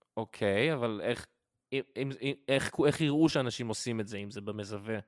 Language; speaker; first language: Hebrew; native; Hebrew